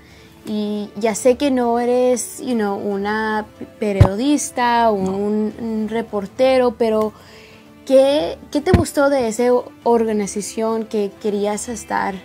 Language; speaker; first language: Spanish; early bilingual, heritage; Spanish